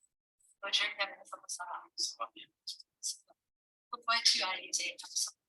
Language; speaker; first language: French; non-native, learner; Spanish